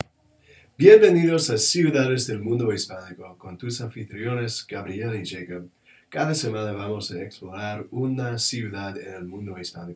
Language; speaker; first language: Spanish; non-native, learner; English